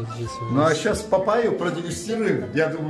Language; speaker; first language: Russian; non-native, local second language; Gagauz